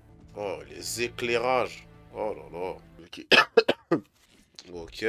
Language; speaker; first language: French; native; French